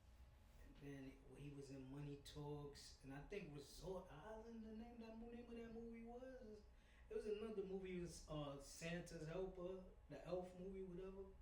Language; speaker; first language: English; native; English